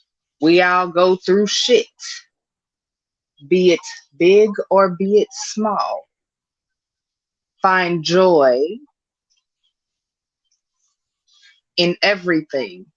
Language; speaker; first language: English; native; English